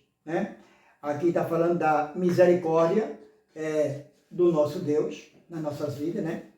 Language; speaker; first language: Portuguese; native; Portuguese